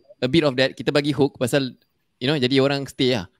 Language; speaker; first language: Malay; native; Malay